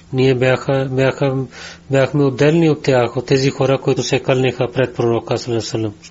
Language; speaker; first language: Bulgarian; non-native, learner; Urdu